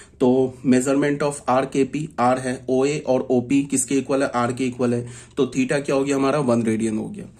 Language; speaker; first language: Hindi; native; Hindi